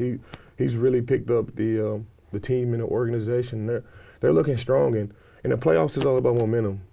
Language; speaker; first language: English; native; English